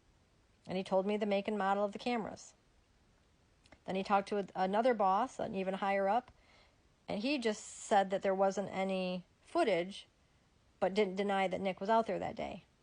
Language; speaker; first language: English; native; English